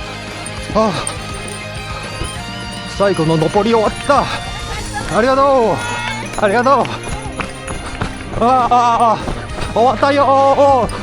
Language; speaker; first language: Japanese; non-native, learner; Chinese